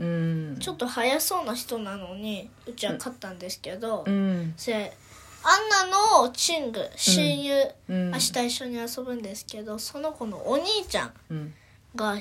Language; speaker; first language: Japanese; early bilingual, other home language; Korean